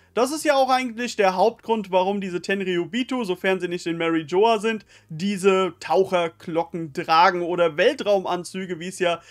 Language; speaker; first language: German; native; German